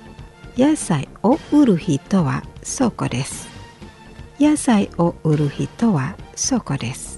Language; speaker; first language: Japanese; non-native, fluent; Indonesian